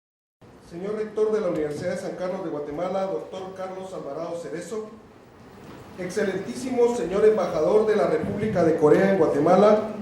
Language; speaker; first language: Spanish; native; Spanish